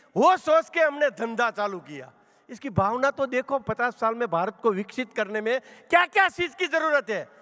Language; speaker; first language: Hindi; non-native, local second language; Gujarati